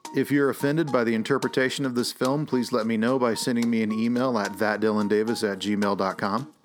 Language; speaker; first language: English; native; English